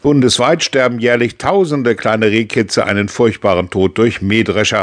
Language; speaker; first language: German; native; German